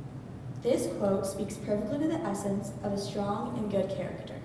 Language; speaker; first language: English; native; English